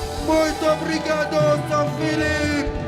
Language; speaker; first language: Portuguese; non-native, learner; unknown